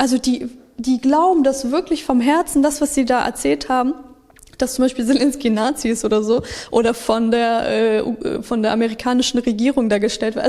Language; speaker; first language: German; early bilingual, other home language; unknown